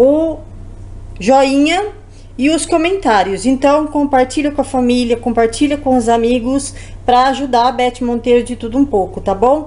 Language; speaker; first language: Portuguese; native; Portuguese